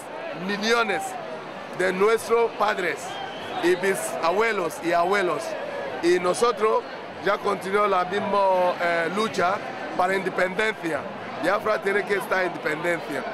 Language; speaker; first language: Spanish; non-native, learner; Igbo